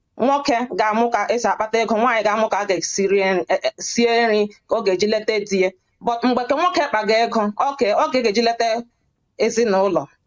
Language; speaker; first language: Igbo; early bilingual, heritage; Igbo